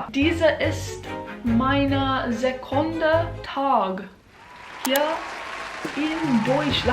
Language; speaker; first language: German; non-native, learner; English